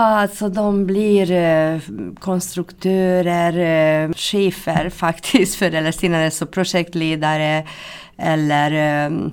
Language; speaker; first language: Swedish; non-native, fluent; Hungarian